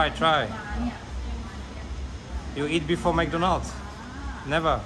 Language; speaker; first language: English; non-native, learner; Slovak